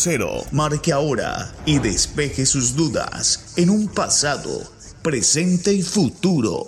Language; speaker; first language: Spanish; native; Spanish